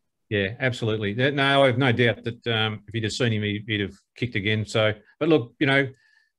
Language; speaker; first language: English; native; English